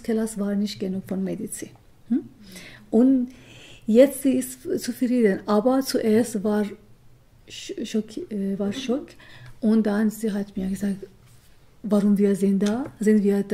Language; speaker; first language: German; non-native, learner; Persian